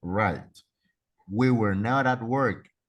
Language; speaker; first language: English; non-native, fluent; Spanish